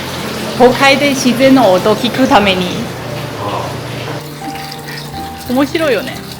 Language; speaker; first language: Japanese; non-native, fluent; Chinese